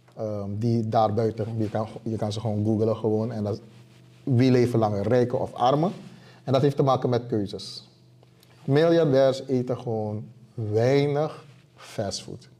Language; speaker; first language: Dutch; native; Dutch